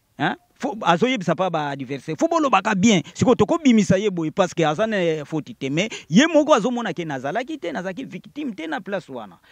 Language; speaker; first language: Lingala; non-native, local second language; Kongo